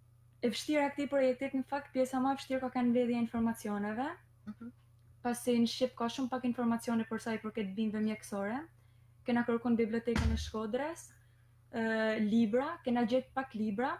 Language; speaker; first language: Albanian; native; Albanian